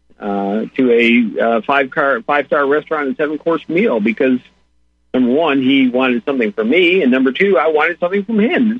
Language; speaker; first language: English; native; English